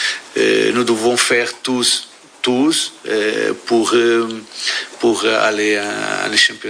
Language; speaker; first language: French; non-native, learner; Portuguese